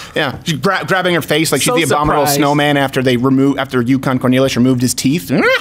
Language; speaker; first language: English; native; English